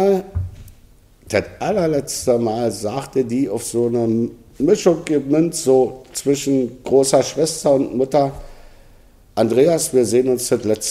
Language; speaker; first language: German; native; German